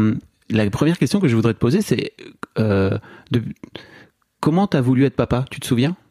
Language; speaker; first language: French; native; French